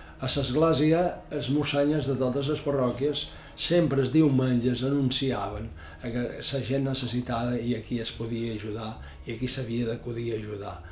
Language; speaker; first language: Catalan; native; Catalan